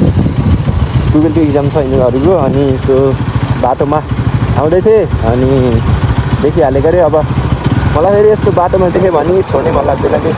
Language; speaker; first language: Nepali; native; Nepali